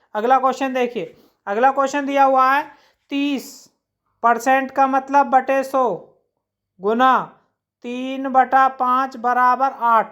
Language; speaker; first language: Hindi; native; Hindi